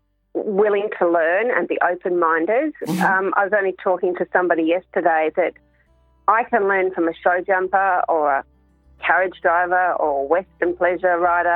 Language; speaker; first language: English; native; English